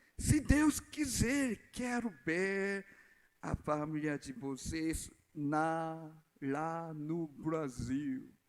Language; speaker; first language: Portuguese; non-native, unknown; Korean